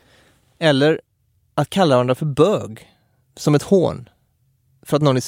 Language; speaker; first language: Swedish; native; Swedish